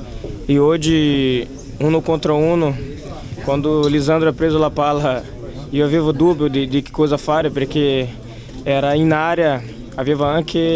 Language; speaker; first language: Italian; non-native, fluent; Portuguese